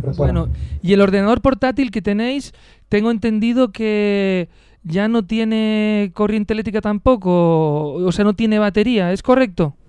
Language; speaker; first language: Spanish; native; Spanish